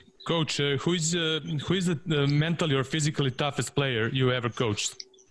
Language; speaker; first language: English; non-native, fluent; Serbian